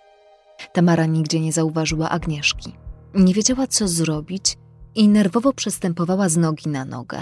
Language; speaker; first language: Polish; native; Polish